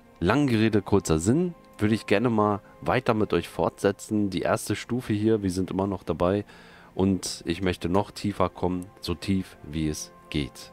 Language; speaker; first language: German; native; German